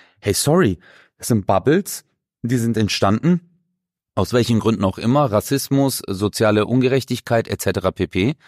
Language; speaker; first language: German; early bilingual, other home language; Turkish